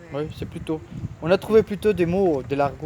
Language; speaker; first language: French; non-native, fluent; Spanish